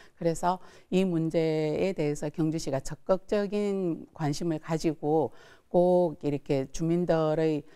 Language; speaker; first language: Korean; native; Korean